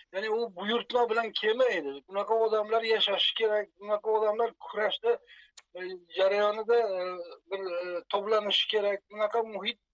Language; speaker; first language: Uzbek; native; Uzbek